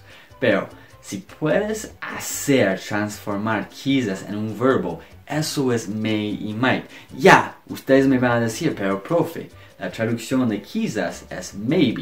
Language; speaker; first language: Spanish; non-native, fluent; English